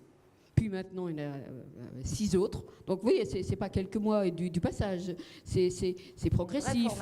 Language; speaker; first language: French; native; French